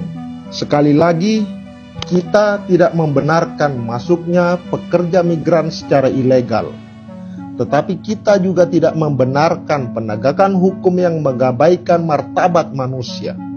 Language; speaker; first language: Indonesian; native; Indonesian